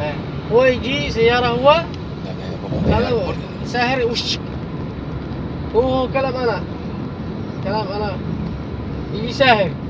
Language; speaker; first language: Arabic; non-native, learner; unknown